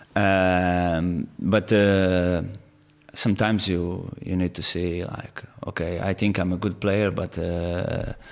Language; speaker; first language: English; non-native, fluent; Portuguese